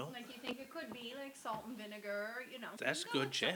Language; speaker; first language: English; native; English